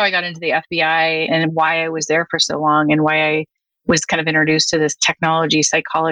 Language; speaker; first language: English; native; English